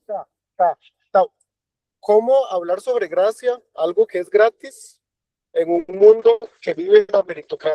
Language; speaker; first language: Spanish; non-native, fluent; Portuguese